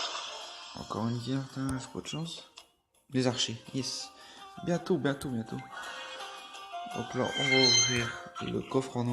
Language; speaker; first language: French; native; French